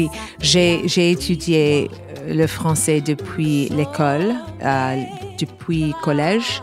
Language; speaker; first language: French; non-native, fluent; English